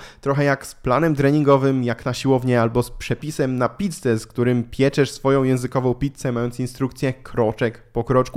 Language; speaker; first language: Polish; native; Polish